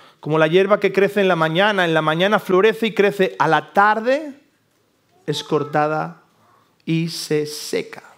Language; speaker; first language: Spanish; native; Spanish